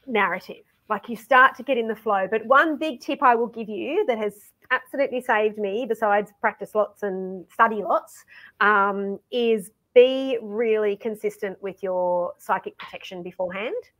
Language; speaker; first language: English; native; English